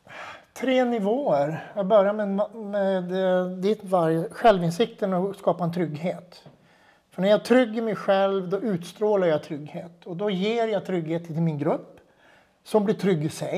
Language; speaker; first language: Swedish; native; Swedish